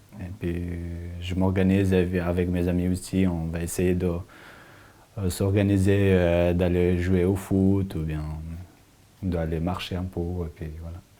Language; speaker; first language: French; non-native, fluent; Persian